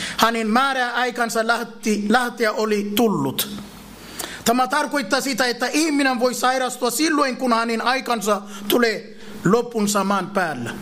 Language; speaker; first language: Finnish; non-native, fluent; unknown